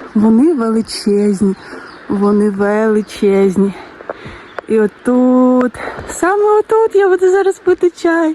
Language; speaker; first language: Ukrainian; native; Ukrainian